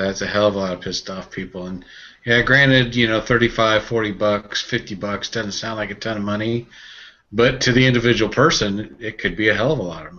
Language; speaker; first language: English; native; English